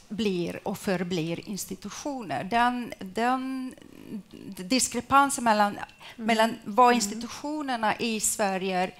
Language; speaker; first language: Swedish; non-native, fluent; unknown